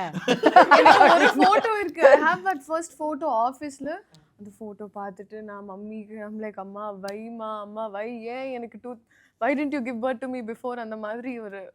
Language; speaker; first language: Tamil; non-native, learner; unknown